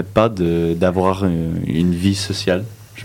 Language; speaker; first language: French; non-native, fluent; English